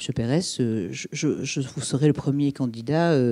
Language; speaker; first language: French; native; French